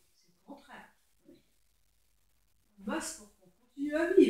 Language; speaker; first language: French; native; French